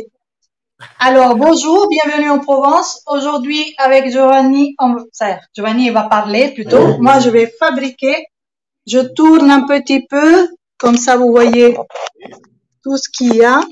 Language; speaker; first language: French; non-native, fluent; Italian